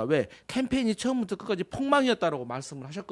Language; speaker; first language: Korean; native; Korean